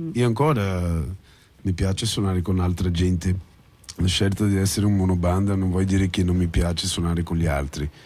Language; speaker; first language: Italian; non-native, fluent; Portuguese